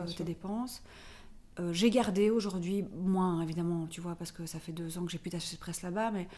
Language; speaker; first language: French; native; French